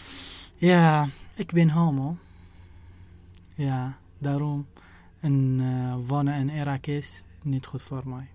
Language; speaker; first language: Dutch; non-native, learner; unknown